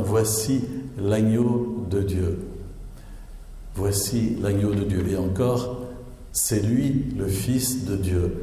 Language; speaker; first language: French; native; French